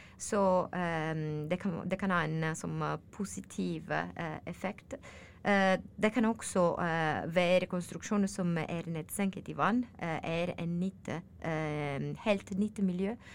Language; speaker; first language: Norwegian; non-native, learner; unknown